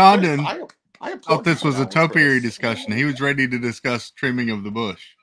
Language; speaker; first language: English; native; English